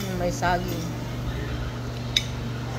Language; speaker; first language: Filipino; native; Filipino